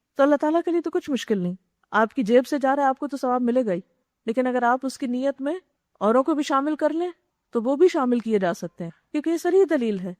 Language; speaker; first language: Urdu; native; Urdu